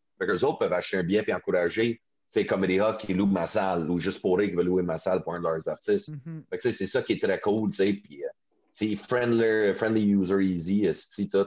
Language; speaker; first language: French; non-native, local second language; English